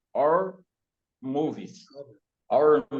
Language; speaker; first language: English; non-native, learner; Portuguese